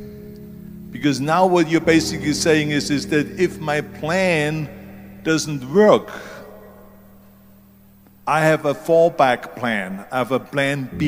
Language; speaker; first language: English; non-native, fluent; German